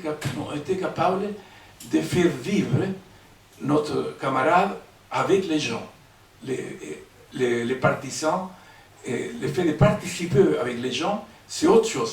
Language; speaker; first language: French; non-native, learner; Spanish